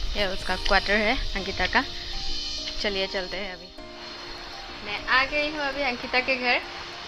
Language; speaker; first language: Hindi; non-native, local second language; Bangla